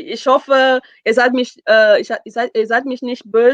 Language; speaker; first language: German; non-native, fluent; French